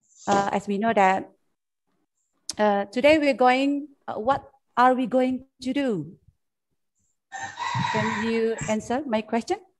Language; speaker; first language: English; non-native, fluent; Indonesian